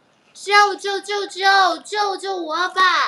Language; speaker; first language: Chinese; native; Chinese